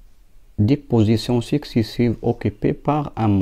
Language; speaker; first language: French; non-native, local second language; Arabic